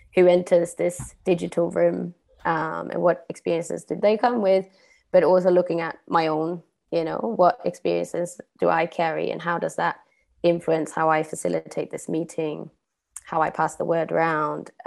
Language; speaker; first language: English; non-native, fluent; Swedish